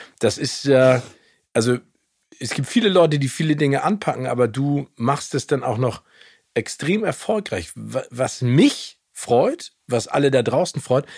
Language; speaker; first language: German; native; German